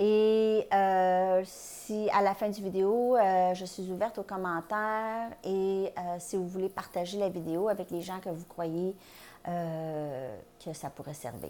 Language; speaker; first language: French; native; French